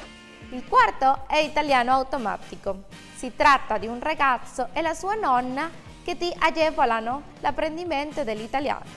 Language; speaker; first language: Italian; non-native, fluent; Spanish